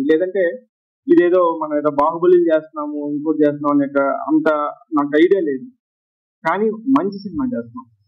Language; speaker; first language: Telugu; native; Telugu